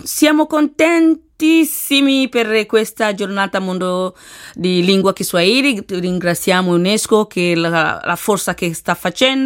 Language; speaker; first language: Italian; non-native, learner; Swahili